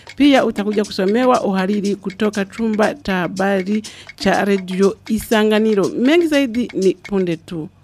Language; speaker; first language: Swahili; non-native, local second language; Rundi